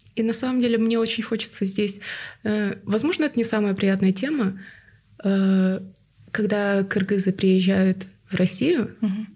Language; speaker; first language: Russian; non-native, local second language; Tuvinian